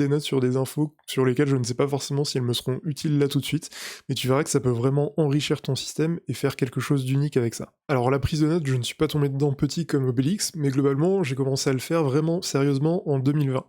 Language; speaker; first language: French; native; French